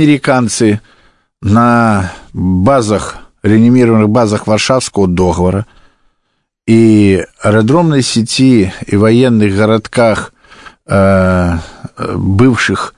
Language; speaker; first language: Russian; native; Russian